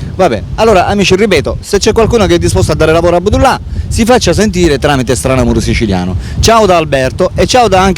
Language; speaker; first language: Italian; native; Italian